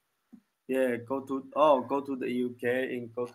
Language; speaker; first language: English; non-native, learner; Chinese